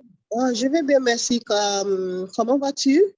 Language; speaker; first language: French; non-native, learner; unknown